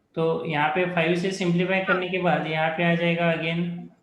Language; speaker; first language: Hindi; non-native, local second language; Marathi